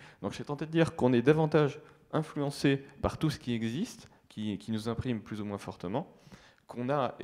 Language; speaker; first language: French; native; French